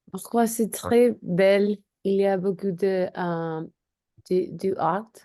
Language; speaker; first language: French; non-native, learner; Spanish